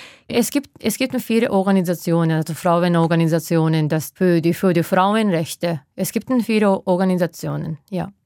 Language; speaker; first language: German; non-native, fluent; Japanese